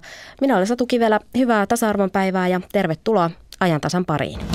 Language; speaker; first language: Finnish; native; Finnish